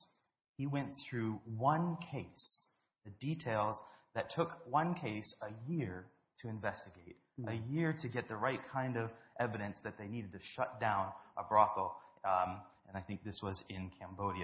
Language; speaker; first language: English; native; English